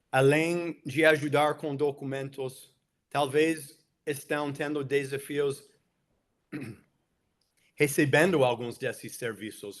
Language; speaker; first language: Portuguese; non-native, fluent; English